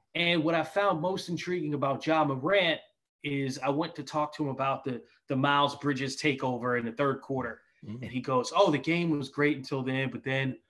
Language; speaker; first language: English; native; English